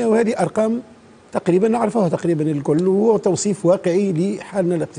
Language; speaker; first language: Arabic; native; Arabic